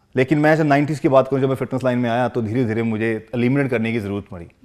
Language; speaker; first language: Hindi; non-native, local second language; Punjabi